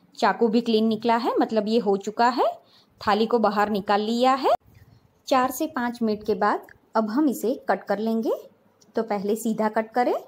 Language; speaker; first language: Hindi; non-native, local second language; Gujarati